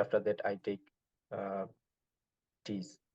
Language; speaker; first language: English; non-native, learner; Bangla